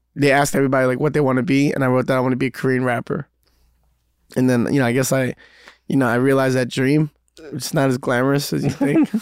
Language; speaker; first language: English; native; English